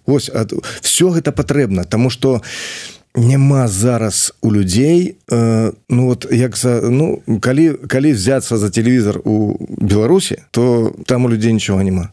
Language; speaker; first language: Belarusian; non-native, local second language; Russian